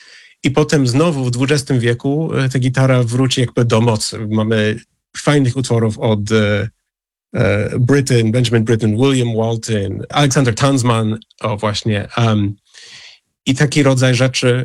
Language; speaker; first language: Polish; non-native, fluent; English